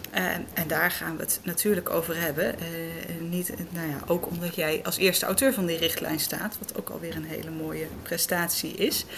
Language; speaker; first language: Dutch; native; Dutch